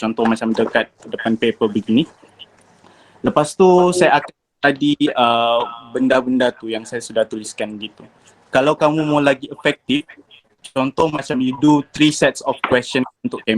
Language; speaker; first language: Malay; native; Malay